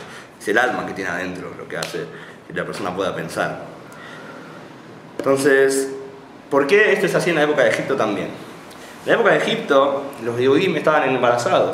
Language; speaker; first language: Spanish; native; Spanish